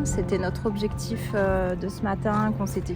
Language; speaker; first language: French; native; French